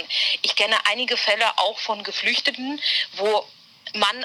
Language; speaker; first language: German; native; German